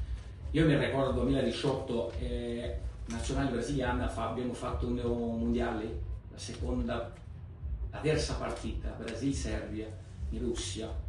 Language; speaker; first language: Italian; non-native, fluent; Portuguese